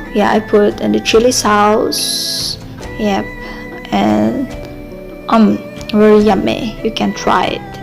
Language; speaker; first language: English; non-native, fluent; Indonesian